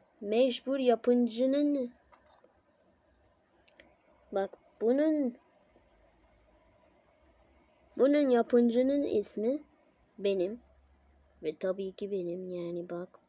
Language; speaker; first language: Turkish; non-native, learner; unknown